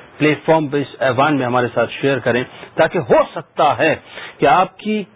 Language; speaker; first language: Urdu; native; Urdu